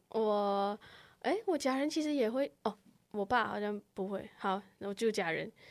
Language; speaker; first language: Chinese; native; Chinese